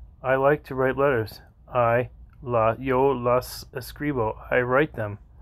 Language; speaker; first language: English; native; English